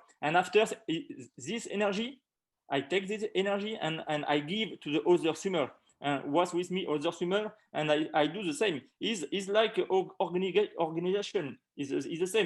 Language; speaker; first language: English; non-native, learner; French